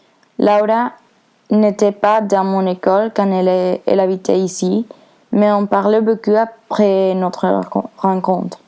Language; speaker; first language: French; non-native, learner; Spanish